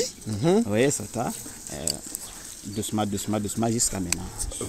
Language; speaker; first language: French; non-native, learner; Rundi